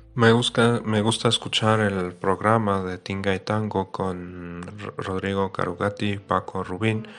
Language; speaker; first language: Spanish; non-native, fluent; Arabic